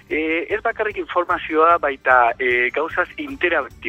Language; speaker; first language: Basque; non-native, learner; Spanish